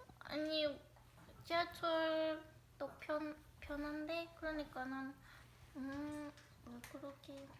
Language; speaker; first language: Korean; non-native, learner; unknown